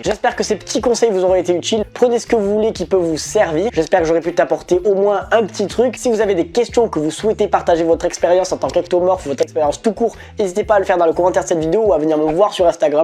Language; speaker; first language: French; native; French